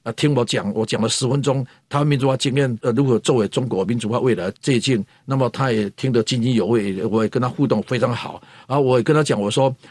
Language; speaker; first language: Chinese; native; Chinese